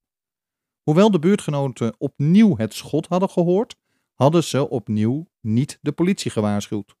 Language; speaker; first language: Dutch; native; Dutch